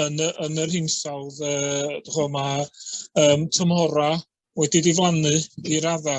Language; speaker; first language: Welsh; native; Welsh